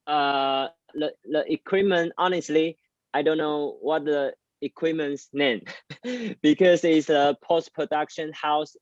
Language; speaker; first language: English; non-native, learner; Chinese